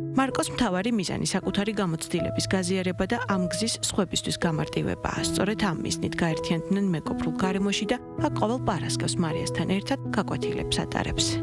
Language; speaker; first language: Georgian; native; Georgian